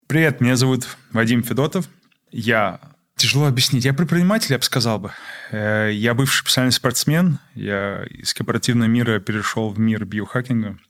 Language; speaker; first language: Russian; early bilingual, heritage; Russian